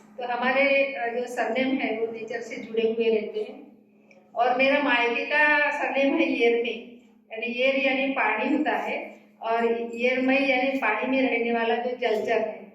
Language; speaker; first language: Hindi; non-native, local second language; Gondi